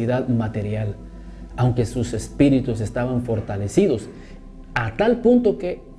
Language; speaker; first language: Spanish; native; Spanish